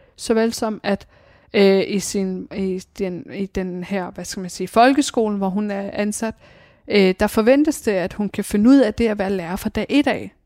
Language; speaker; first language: Danish; early bilingual, other home language; Persian